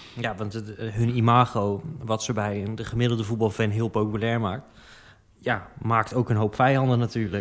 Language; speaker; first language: Dutch; native; Dutch